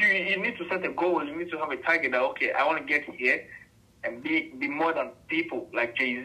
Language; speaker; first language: English; non-native, local second language; Akan